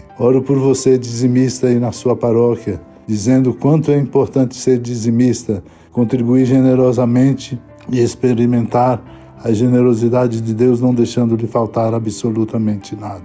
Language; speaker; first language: Portuguese; native; Portuguese